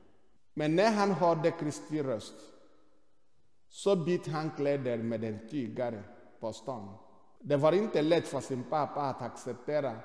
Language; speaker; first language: Swedish; non-native, fluent; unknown